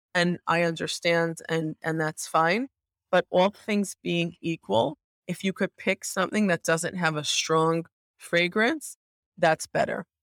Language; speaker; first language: English; native; English